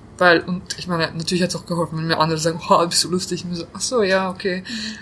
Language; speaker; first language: German; early bilingual, other home language; Bosnian